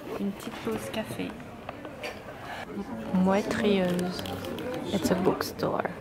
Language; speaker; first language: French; non-native, learner; Thai